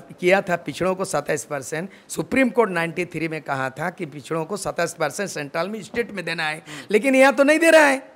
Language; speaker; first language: Hindi; native; Hindi